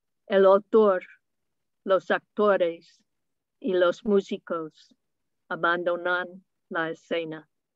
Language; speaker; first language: Spanish; non-native, fluent; English